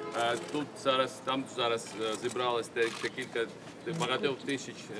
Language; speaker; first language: Ukrainian; non-native, fluent; Georgian